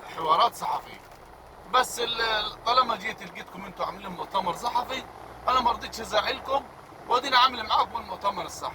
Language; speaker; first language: Arabic; native; Arabic